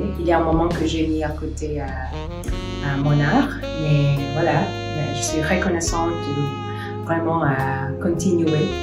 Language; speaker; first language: French; non-native, fluent; Filipino